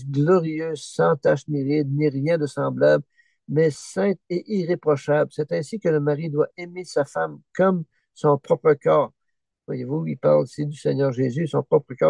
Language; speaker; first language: French; native; French